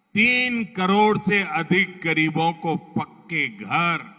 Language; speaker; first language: Hindi; non-native, local second language; Gujarati